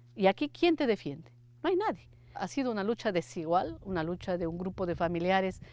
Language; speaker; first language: Spanish; native; Spanish